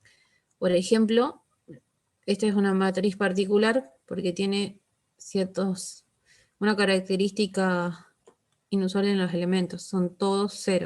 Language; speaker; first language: Spanish; native; Spanish